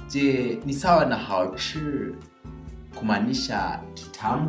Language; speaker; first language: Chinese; non-native, learner; Swahili